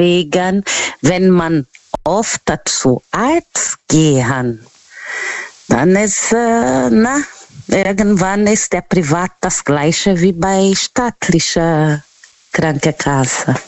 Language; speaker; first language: German; non-native, fluent; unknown